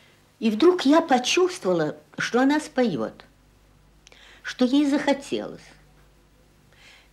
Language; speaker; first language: Russian; native; Russian